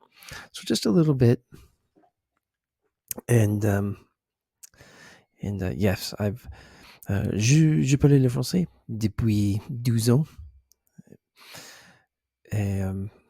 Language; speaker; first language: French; non-native, learner; English